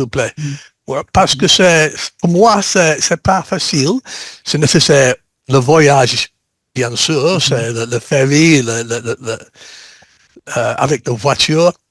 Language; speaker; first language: French; non-native, learner; English